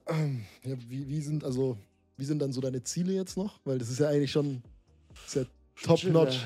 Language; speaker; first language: German; native; German